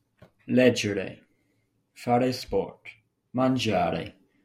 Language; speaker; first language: Italian; non-native, learner; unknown